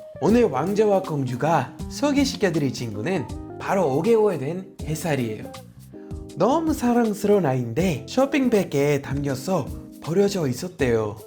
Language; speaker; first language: Korean; native; Korean